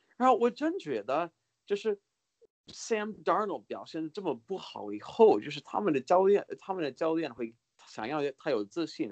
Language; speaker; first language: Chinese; early bilingual, heritage; Chinese